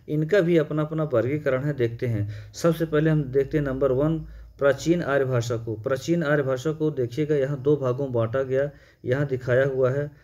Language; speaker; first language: Hindi; native; Hindi